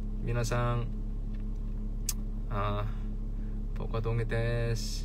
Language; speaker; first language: Japanese; non-native, learner; Korean